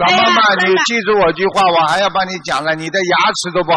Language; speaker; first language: Chinese; native; Chinese